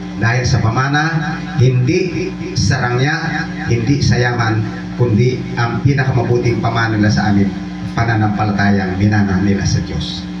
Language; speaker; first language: Filipino; non-native, local second language; Bikol